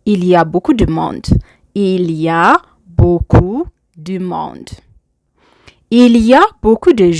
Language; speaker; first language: French; non-native, fluent; Amharic